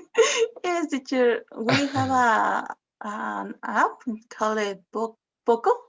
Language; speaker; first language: English; non-native, learner; Spanish